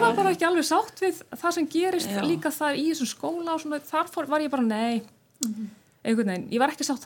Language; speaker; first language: Icelandic; non-native, fluent; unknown